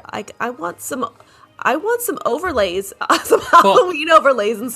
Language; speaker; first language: English; native; English